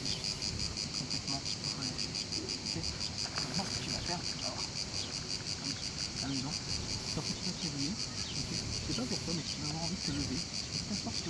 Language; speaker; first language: French; native; French